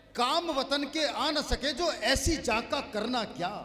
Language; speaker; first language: Hindi; native; Hindi